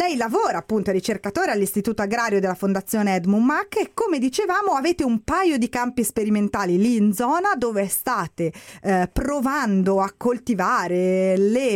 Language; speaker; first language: Italian; native; Italian